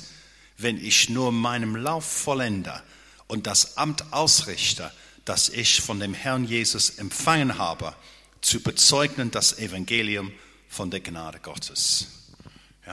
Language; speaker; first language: German; non-native, fluent; English